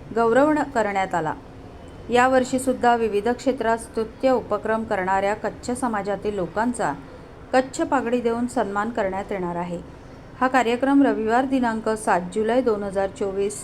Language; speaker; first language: Marathi; native; Marathi